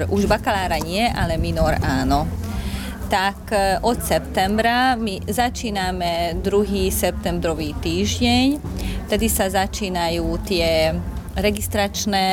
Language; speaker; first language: Slovak; non-native, local second language; Hungarian